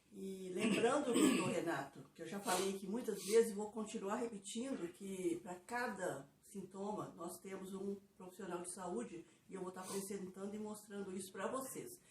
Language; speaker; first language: Portuguese; native; Portuguese